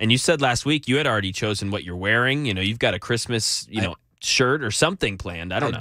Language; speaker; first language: English; native; English